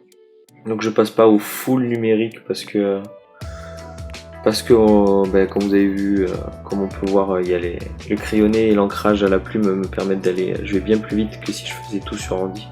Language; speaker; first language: French; native; French